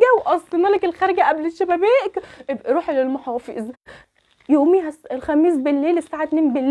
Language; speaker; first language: Arabic; native; Arabic